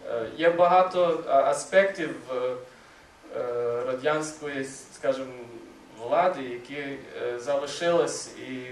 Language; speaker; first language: Ukrainian; non-native, fluent; English